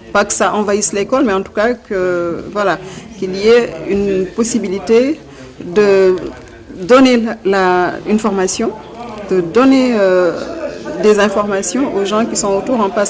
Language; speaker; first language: French; non-native, local second language; Wolof